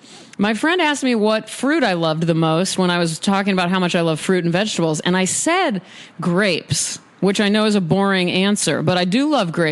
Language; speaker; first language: English; native; English